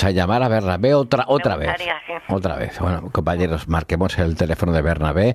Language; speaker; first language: Spanish; native; Spanish